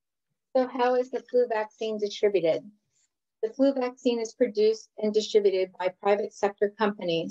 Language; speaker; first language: English; native; English